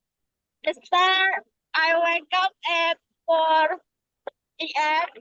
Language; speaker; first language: English; non-native, learner; Indonesian